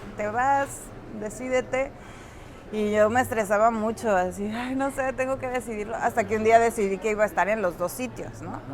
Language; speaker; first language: Spanish; native; Spanish